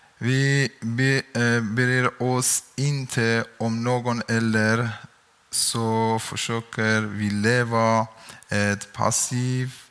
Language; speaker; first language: Swedish; non-native, learner; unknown